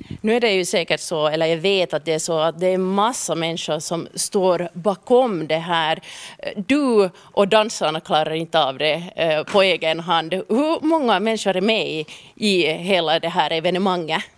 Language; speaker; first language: Swedish; native; Swedish